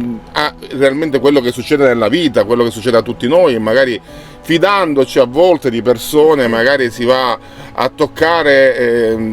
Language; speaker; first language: Italian; native; Italian